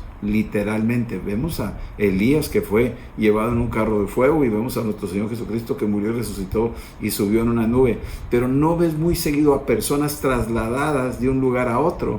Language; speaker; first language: Spanish; native; Spanish